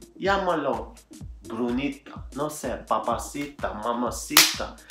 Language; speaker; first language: Spanish; non-native, learner; Albanian